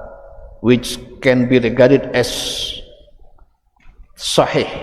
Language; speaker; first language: English; non-native, fluent; Indonesian